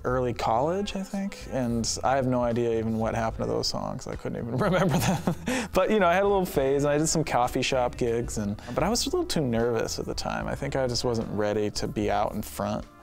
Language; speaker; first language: English; native; English